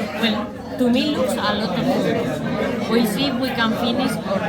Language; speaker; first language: English; non-native, learner; Spanish